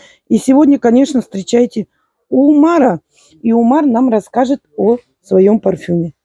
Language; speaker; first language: Russian; native; Russian